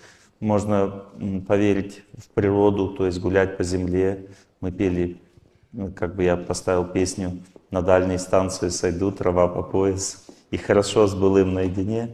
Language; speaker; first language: Russian; native; Russian